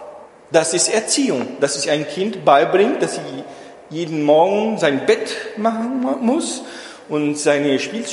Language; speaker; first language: German; non-native, fluent; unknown